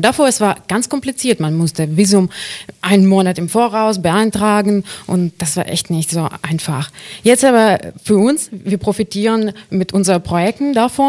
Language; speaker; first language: German; non-native, fluent; Ukrainian